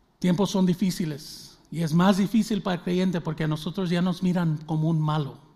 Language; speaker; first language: Spanish; early bilingual, heritage; Spanish